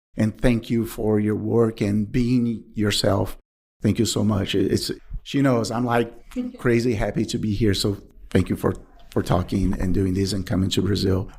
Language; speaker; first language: English; non-native, fluent; Portuguese